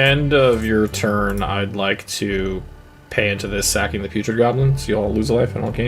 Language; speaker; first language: English; native; English